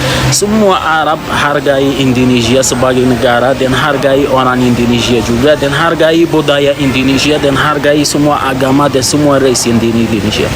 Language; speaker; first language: Indonesian; non-native, fluent; Arabic